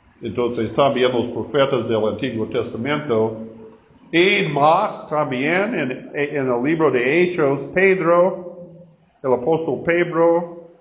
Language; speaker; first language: Spanish; non-native, learner; English